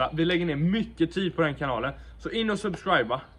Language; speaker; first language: Swedish; native; Swedish